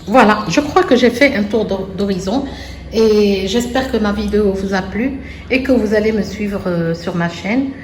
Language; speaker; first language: French; non-native, local second language; Arabic